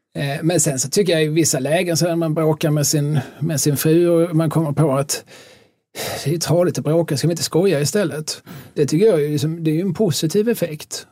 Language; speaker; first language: Swedish; native; Swedish